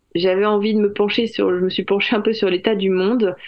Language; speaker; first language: French; native; French